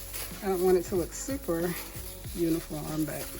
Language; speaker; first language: English; native; English